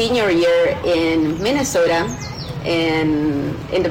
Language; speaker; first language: English; non-native, fluent; Quechua